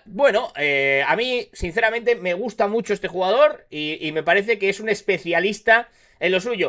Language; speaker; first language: Spanish; native; Spanish